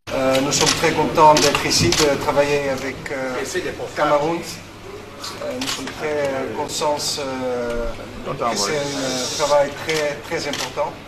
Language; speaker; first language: French; non-native, learner; Dutch